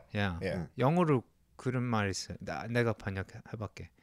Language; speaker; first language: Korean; early bilingual, heritage; English